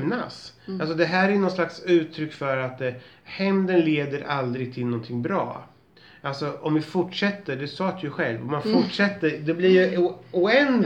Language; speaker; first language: Swedish; native; Swedish